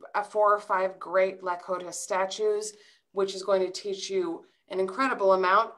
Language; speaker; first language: English; native; English